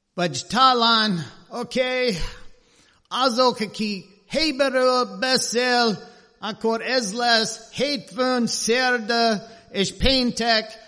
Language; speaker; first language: Hungarian; non-native, learner; English